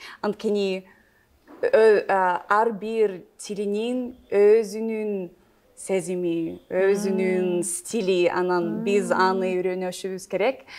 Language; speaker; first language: Kyrgyz; non-native, learner; English